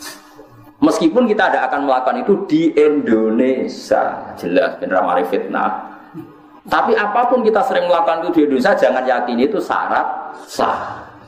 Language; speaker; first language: Indonesian; non-native, local second language; Javanese